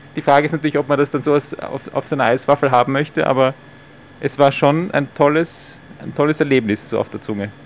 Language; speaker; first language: German; non-native, fluent; Italian